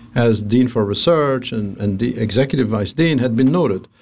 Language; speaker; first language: English; non-native, fluent; Arabic